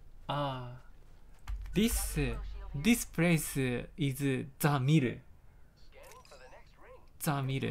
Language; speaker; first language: English; non-native, learner; Japanese